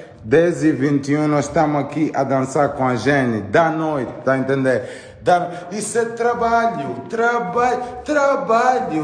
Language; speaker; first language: Portuguese; native; Portuguese